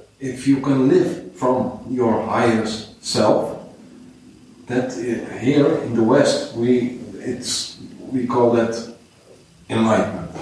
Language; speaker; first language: English; non-native, fluent; Dutch